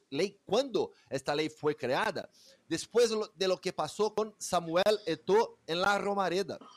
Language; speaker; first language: Spanish; non-native, fluent; Portuguese